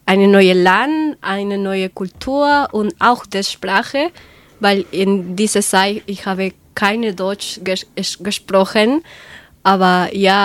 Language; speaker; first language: German; non-native, learner; Spanish